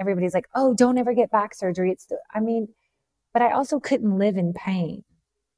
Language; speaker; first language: English; native; English